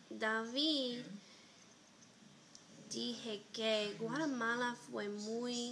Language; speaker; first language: Spanish; non-native, learner; English